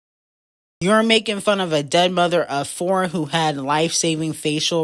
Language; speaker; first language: English; native; English